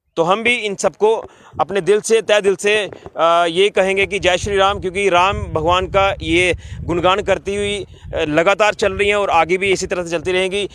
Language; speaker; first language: Hindi; non-native, local second language; Dogri